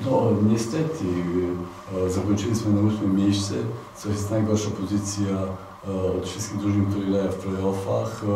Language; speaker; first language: Polish; non-native, fluent; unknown